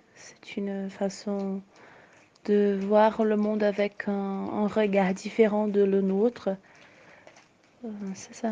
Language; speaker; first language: French; non-native, fluent; Portuguese